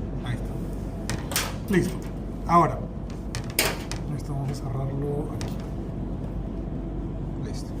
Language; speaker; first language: Spanish; native; Spanish